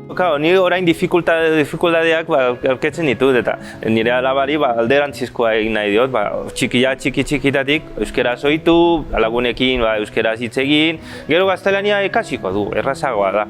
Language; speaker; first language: Basque; early bilingual, other home language; Chinese